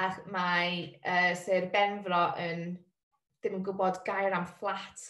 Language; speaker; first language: Welsh; non-native, learner; English